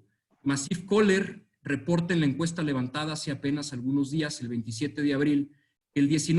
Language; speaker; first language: Spanish; native; Spanish